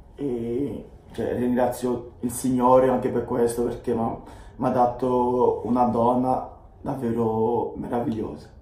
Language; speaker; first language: Italian; non-native, fluent; French